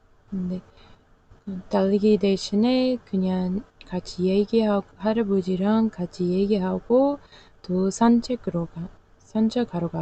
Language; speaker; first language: Korean; non-native, learner; English